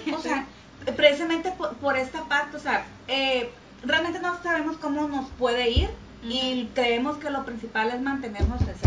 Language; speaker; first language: Spanish; native; Spanish